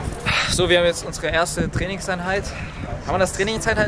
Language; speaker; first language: German; native; German